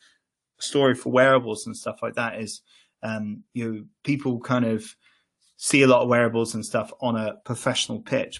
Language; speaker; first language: English; native; English